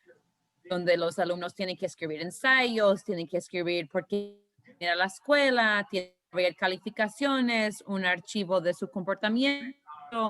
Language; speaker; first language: Spanish; early bilingual, heritage; Spanish